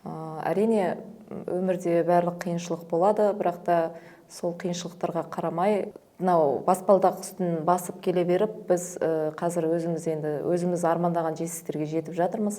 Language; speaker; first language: Kazakh; native; Kazakh